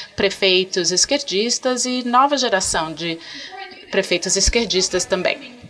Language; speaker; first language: Portuguese; non-native, fluent; French